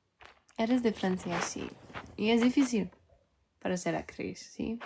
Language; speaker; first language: Spanish; early bilingual, heritage; French